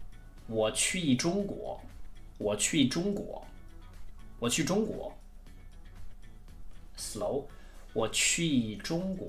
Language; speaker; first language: Chinese; non-native, fluent; English